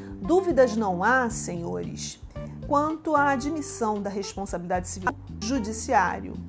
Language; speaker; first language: Portuguese; native; Portuguese